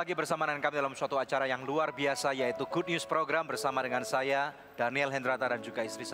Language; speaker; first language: Indonesian; native; Indonesian